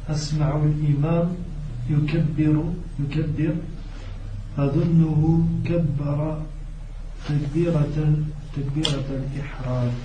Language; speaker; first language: Arabic; non-native, learner; French